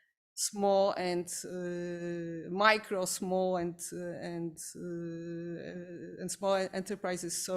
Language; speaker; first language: English; non-native, fluent; Polish